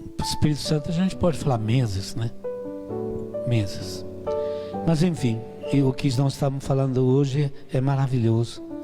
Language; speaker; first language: Portuguese; non-native, fluent; Italian